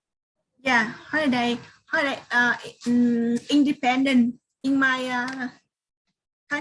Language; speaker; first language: English; non-native, learner; Vietnamese